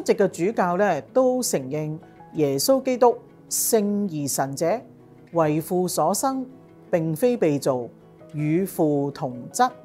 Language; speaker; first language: Chinese; native; Chinese